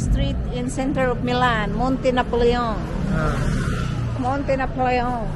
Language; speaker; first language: English; non-native, learner; Filipino